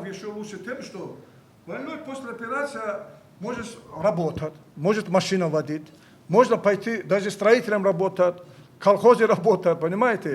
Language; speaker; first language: Russian; native; Russian